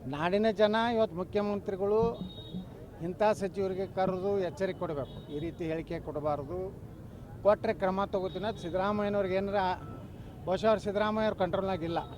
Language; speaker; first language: Kannada; native; Kannada